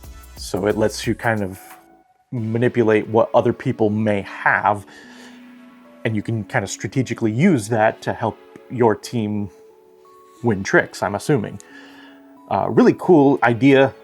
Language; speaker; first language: English; native; English